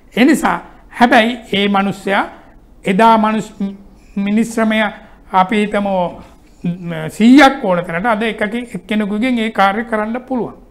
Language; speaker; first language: Sinhala; native; Sinhala